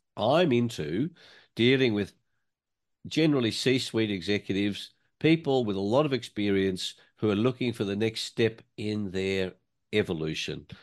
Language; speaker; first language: English; native; English